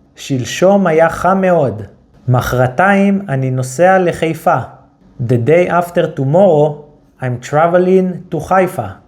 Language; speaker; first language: Hebrew; native; Hebrew